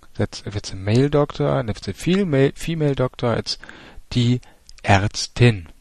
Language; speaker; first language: English; non-native, fluent; German